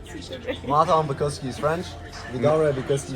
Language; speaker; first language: English; non-native, learner; French